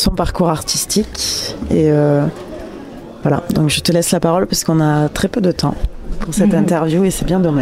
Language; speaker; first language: French; native; French